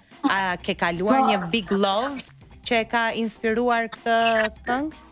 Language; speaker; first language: Albanian; native; Albanian